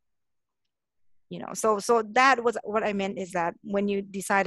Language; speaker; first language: English; non-native, fluent; Thai